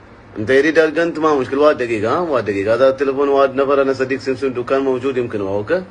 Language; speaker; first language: Arabic; non-native, learner; Malayalam